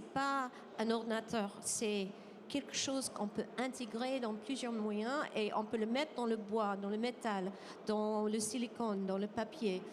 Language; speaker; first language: French; non-native, fluent; English